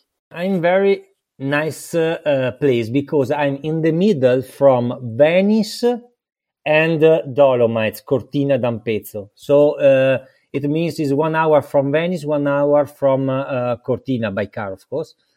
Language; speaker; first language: English; non-native, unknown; Italian